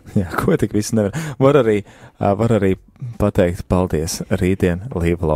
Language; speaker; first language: Latvian; native; Latvian